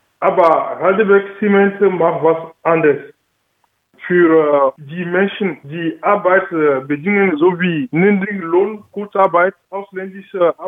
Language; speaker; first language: German; non-native, learner; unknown